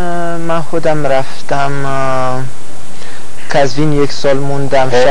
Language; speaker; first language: Persian; non-native, fluent; Romanian